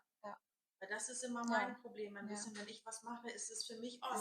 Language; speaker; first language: German; native; German